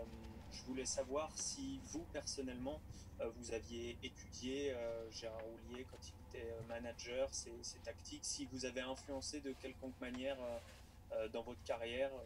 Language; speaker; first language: French; native; French